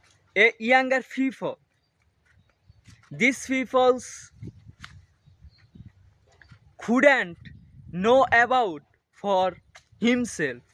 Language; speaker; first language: English; non-native, learner; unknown